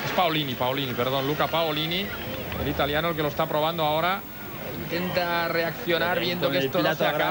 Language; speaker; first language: Spanish; native; Spanish